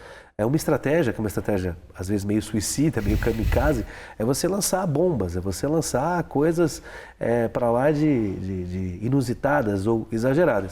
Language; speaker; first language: Portuguese; native; Portuguese